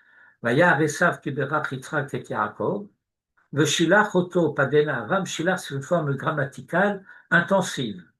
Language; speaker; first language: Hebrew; non-native, fluent; French